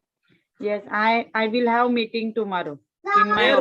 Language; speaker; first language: English; non-native, learner; Marathi